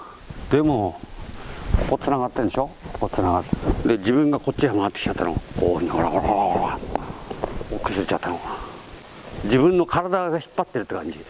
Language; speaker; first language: Japanese; native; Japanese